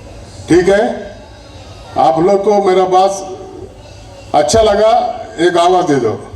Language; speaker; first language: Hindi; non-native, local second language; Telugu